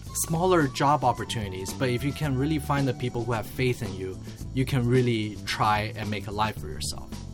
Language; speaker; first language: English; early bilingual, other home language; Chinese